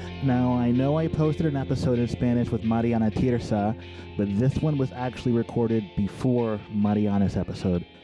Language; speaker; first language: English; native; English